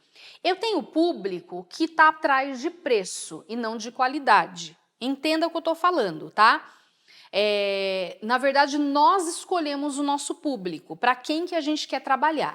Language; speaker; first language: Portuguese; native; Portuguese